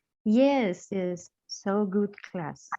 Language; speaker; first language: English; non-native, learner; Spanish